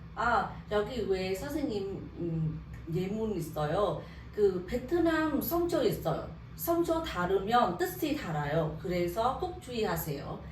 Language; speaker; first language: Korean; non-native, learner; Vietnamese